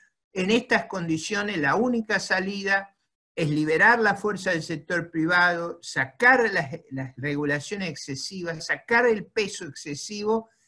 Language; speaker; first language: Spanish; native; Spanish